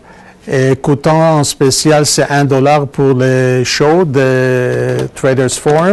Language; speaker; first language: French; non-native, fluent; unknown